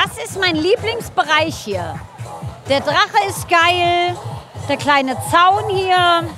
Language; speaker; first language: German; native; German